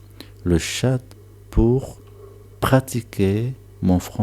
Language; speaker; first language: French; non-native, learner; Tigrinya